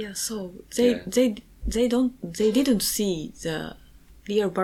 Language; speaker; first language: English; non-native, learner; Japanese